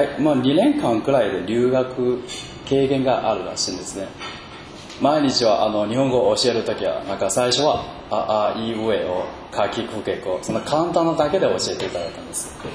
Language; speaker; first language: Japanese; non-native, fluent; Chinese